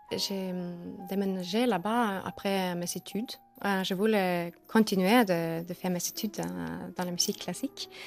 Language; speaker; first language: French; native; French